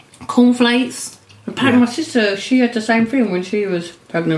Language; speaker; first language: English; native; English